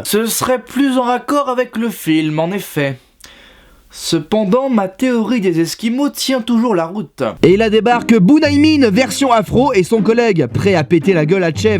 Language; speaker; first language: French; native; French